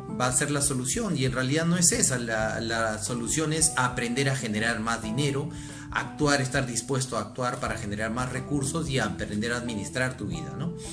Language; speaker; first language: Spanish; native; Spanish